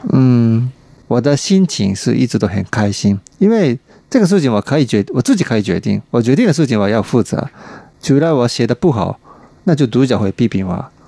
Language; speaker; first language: Chinese; non-native, fluent; Japanese